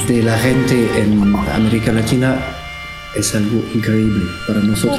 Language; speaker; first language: Spanish; non-native, learner; French